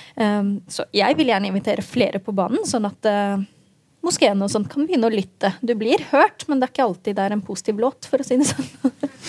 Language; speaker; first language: Norwegian; early bilingual, other home language; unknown